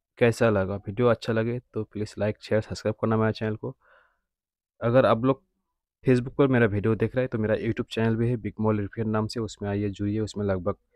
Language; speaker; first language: Hindi; non-native, local second language; Bangla